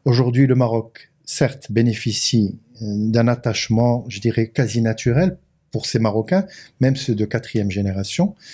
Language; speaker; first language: French; non-native, local second language; Arabic